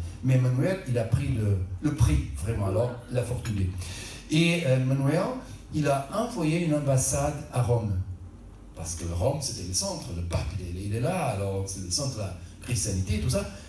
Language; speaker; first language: French; non-native, local second language; Portuguese